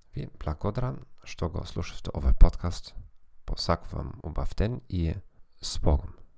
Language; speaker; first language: Macedonian; non-native, learner; German